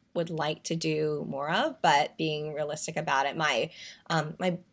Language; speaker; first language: English; native; English